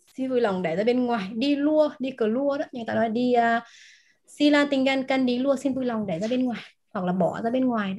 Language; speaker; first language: Vietnamese; native; Vietnamese